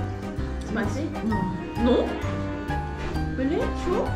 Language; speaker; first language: English; non-native, learner; Korean